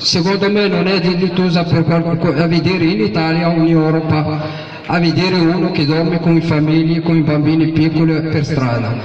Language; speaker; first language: Italian; non-native, fluent; Arabic